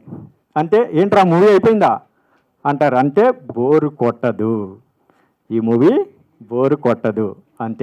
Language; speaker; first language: Telugu; native; Telugu